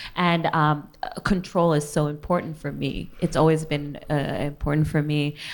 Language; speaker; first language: English; native; English